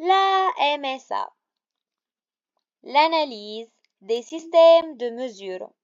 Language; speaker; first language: French; non-native, local second language; Arabic